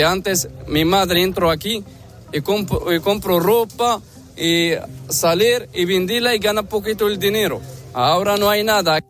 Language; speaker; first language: Spanish; non-native, learner; Arabic